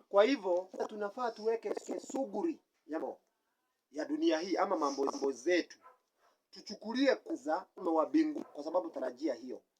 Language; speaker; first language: Swahili; non-native, local second language; Kikuyu